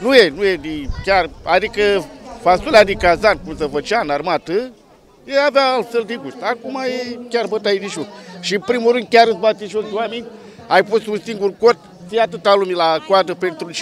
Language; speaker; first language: Romanian; native; Romanian